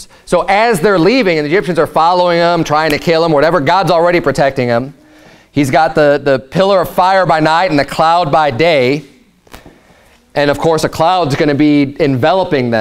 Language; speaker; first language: English; native; English